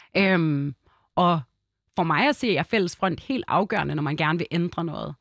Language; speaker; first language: Danish; early bilingual, other home language; Arabic